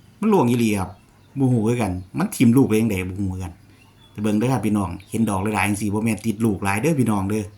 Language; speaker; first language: Thai; non-native, local second language; Lao